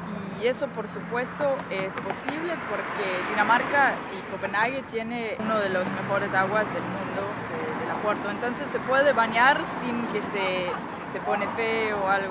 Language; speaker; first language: Spanish; non-native, fluent; Danish